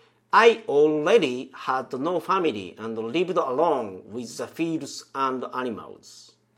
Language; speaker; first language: English; non-native, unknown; Japanese